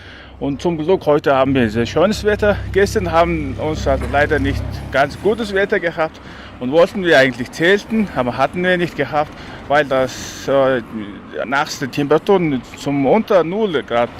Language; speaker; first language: German; non-native, learner; Mongolian